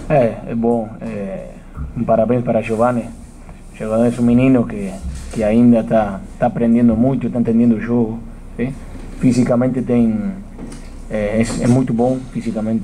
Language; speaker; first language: Portuguese; non-native, fluent; Spanish